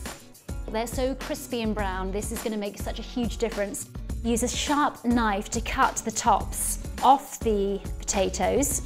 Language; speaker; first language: English; native; English